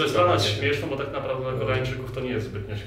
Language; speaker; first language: Polish; native; Polish